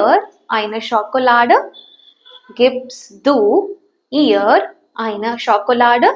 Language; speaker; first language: German; non-native, fluent; Tamil